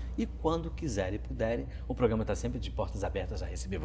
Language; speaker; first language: Portuguese; native; Portuguese